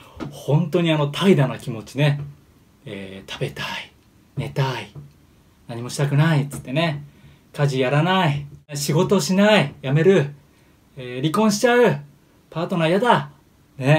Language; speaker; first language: Japanese; native; Japanese